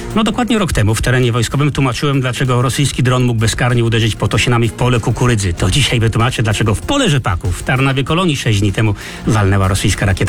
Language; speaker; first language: Polish; native; Polish